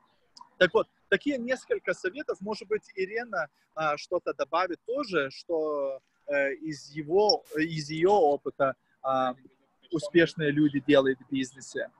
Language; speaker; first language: Russian; non-native, fluent; Lithuanian